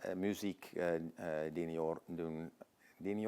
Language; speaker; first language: Turkish; non-native, learner; Dutch